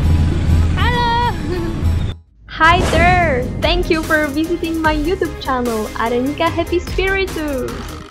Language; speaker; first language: English; non-native, fluent; Polish